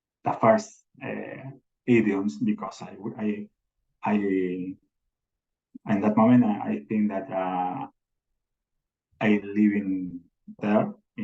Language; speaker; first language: English; non-native, learner; Spanish